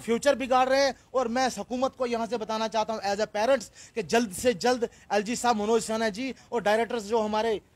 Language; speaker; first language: Hindi; non-native, local second language; Kashmiri